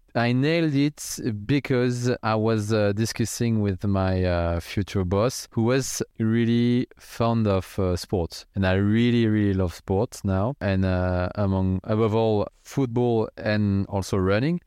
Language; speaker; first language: English; non-native, fluent; French